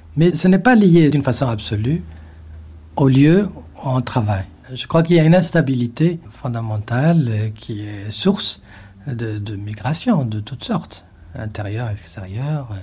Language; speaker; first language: French; non-native, local second language; Arabic